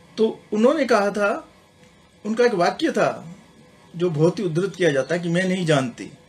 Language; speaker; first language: Hindi; non-native, local second language; Sindhi